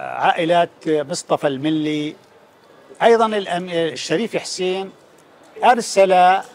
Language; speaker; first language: Arabic; native; Arabic